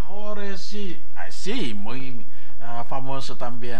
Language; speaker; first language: Spanish; non-native, learner; Indonesian